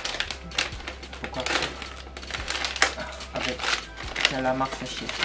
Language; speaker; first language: French; non-native, learner; Korean